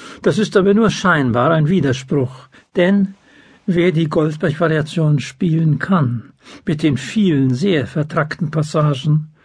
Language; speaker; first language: German; native; German